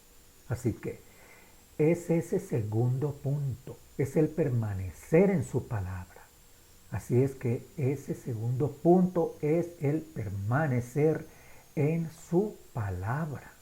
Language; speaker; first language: Spanish; native; Spanish